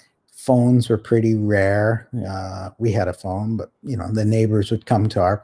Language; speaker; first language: English; native; English